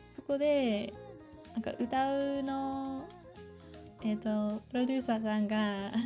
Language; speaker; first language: Japanese; non-native, fluent; English